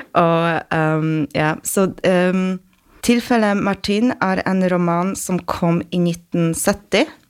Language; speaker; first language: Norwegian; non-native, fluent; Polish